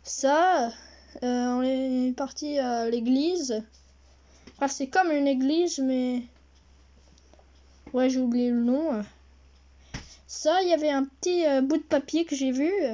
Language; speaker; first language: French; early bilingual, heritage; French